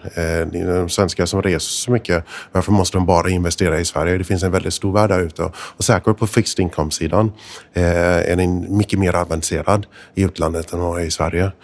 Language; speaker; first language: Swedish; non-native, fluent; English